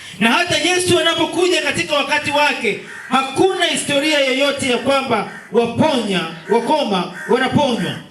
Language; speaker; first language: Swahili; non-native, local second language; Luo (Kenya and Tanzania)